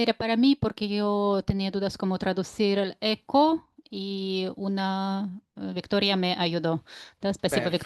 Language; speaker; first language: Spanish; non-native, fluent; Russian